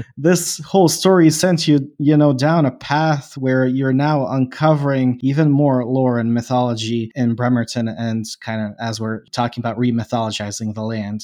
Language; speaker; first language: English; non-native, fluent; Bosnian